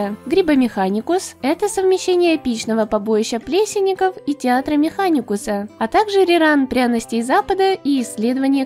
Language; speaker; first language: Russian; native; Russian